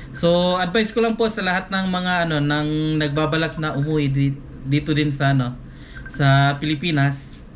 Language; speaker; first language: Filipino; non-native, local second language; Cebuano